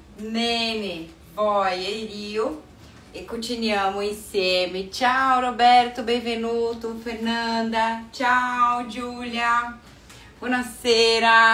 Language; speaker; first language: Italian; non-native, fluent; Portuguese